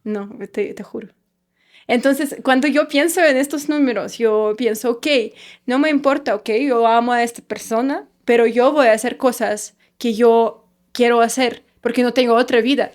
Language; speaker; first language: Spanish; non-native, fluent; Russian